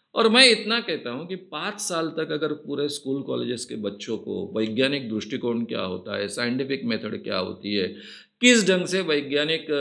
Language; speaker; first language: Hindi; non-native, local second language; Marathi